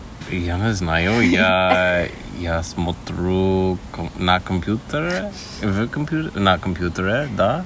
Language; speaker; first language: Russian; non-native, learner; English